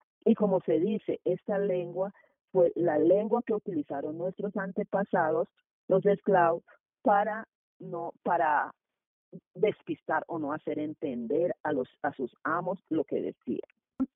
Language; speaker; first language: Spanish; non-native, local second language; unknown